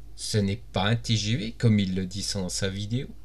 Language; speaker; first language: French; native; French